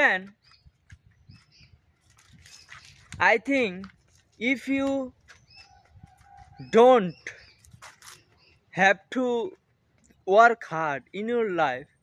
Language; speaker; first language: English; non-native, learner; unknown